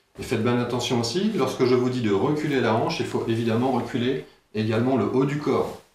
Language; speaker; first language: French; native; French